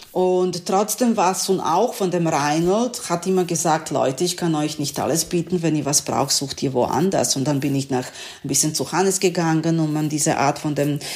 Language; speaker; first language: German; non-native, learner; Serbian